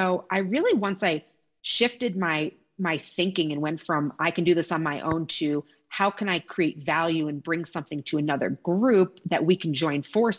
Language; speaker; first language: English; native; English